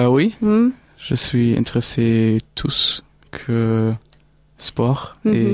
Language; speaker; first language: French; non-native, learner; German